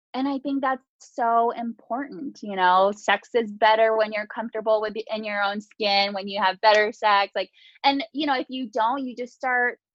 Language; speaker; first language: English; early bilingual, other home language; Japanese